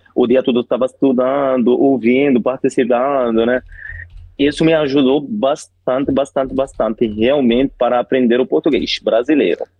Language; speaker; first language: Portuguese; non-native, fluent; Arabic